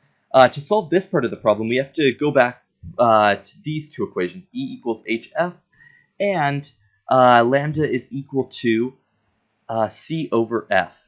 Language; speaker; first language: English; native; English